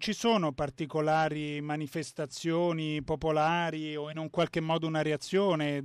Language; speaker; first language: Italian; native; Italian